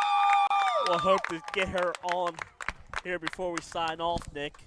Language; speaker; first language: English; native; English